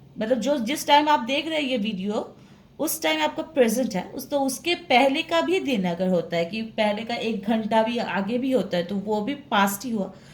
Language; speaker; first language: Hindi; non-native, local second language; Bangla